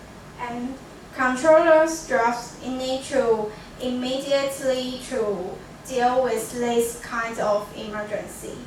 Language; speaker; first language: English; non-native, learner; Chinese